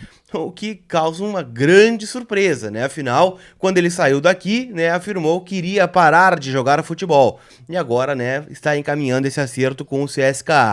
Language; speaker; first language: Portuguese; native; Portuguese